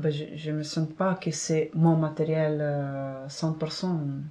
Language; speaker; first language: French; non-native, fluent; Italian